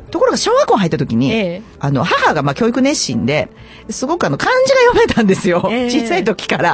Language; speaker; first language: Japanese; native; Japanese